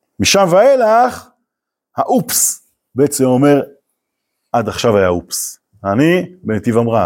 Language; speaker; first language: Hebrew; native; Hebrew